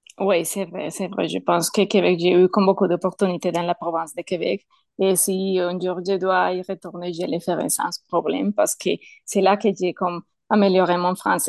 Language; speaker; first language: French; non-native, learner; Spanish